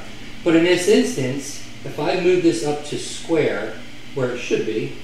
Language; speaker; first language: English; native; English